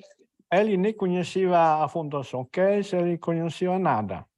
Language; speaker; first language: Portuguese; non-native, learner; Italian